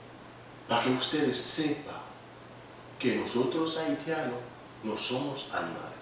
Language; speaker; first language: Spanish; non-native, learner; Haitian Creole